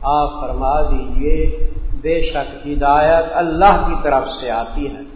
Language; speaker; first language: Urdu; non-native, local second language; Saraiki